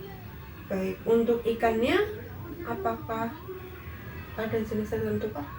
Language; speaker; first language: Indonesian; native; Indonesian